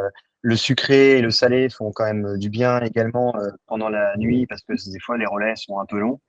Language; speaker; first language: French; native; French